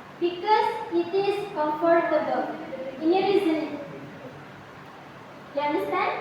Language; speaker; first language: English; non-native, fluent; Indonesian